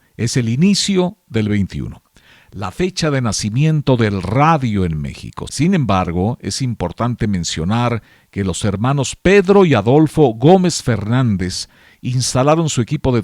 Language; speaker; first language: Spanish; native; Spanish